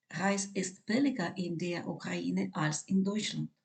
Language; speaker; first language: German; non-native, fluent; Ukrainian